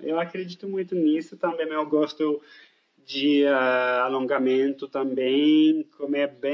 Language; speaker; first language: Portuguese; non-native, fluent; French